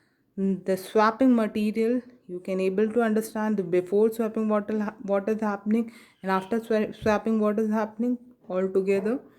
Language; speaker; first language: English; non-native, local second language; Hindi